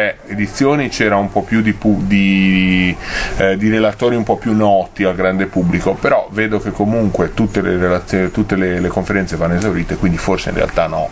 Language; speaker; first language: Italian; native; Italian